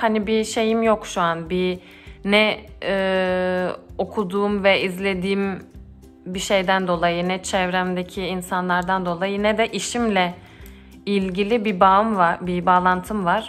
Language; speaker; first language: Turkish; early bilingual, heritage; Turkish